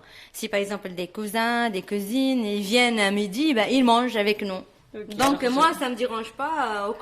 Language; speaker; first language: French; non-native, fluent; Arabic